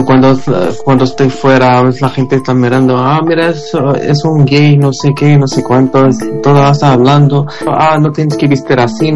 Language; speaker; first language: Spanish; non-native, learner; Arabic